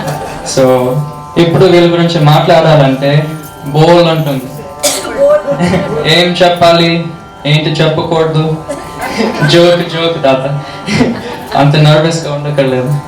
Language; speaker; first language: Telugu; early bilingual, heritage; Telugu